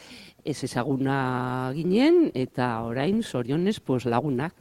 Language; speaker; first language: Basque; non-native, local second language; Spanish